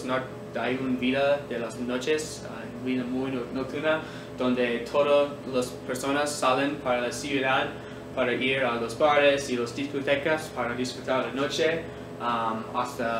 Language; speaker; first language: Spanish; non-native, learner; English